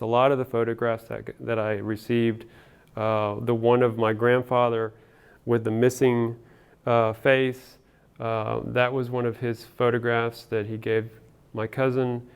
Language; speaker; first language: English; early bilingual, other home language; Spanish